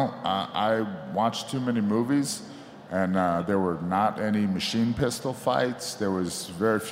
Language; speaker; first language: English; native; English